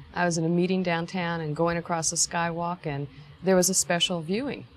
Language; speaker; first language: English; native; English